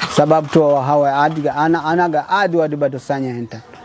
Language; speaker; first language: Somali; non-native, learner; Swahili